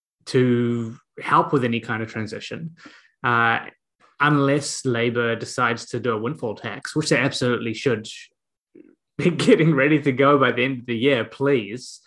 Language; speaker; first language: English; native; English